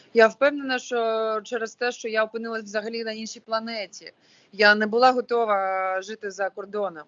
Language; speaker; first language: Ukrainian; non-native, local second language; Russian